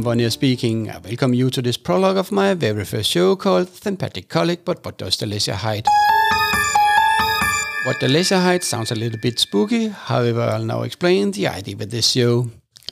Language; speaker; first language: English; non-native, fluent; Danish